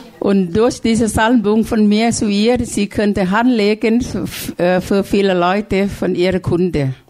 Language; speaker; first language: German; non-native, learner; Thai